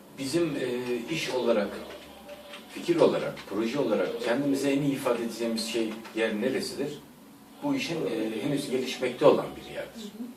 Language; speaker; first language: Turkish; native; Turkish